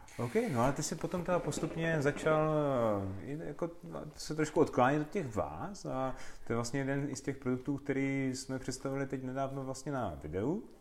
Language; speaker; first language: Czech; native; Czech